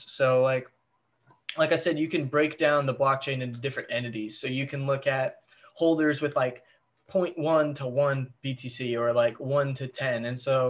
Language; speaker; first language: English; native; English